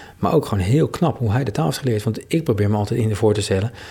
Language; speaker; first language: Dutch; native; Dutch